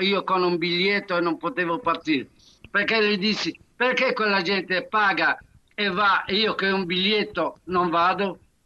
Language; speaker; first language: Italian; non-native, fluent; Arabic